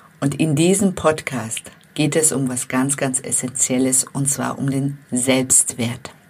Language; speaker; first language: German; non-native, fluent; Turkish